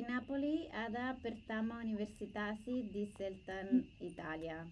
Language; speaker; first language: Indonesian; non-native, learner; Italian